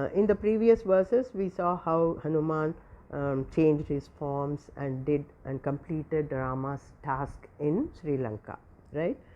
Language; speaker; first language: English; non-native, local second language; Tamil